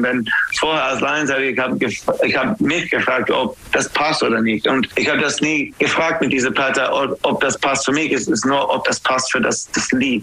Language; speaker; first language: German; non-native, learner; English